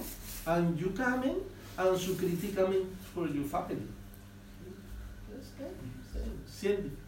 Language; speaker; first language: English; non-native, learner; Spanish